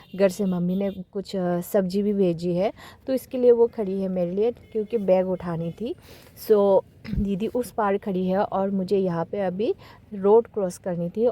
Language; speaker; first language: Hindi; non-native, local second language; Kok Borok